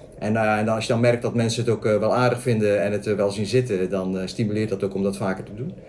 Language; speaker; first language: Dutch; native; Dutch